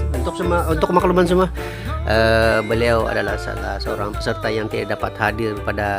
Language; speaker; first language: Malay; native; Malay